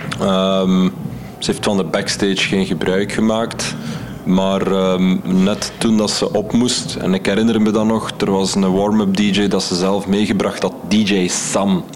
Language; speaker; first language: Dutch; native; Dutch